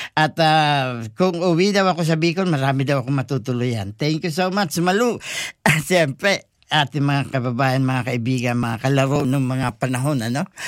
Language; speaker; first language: Filipino; non-native, local second language; Bikol